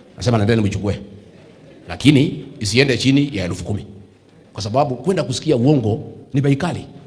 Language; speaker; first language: Swahili; non-native, local second language; Kikuyu